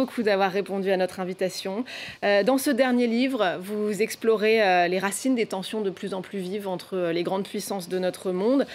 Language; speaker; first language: French; native; French